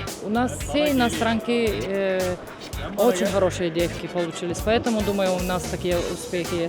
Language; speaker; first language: Russian; non-native, learner; Bulgarian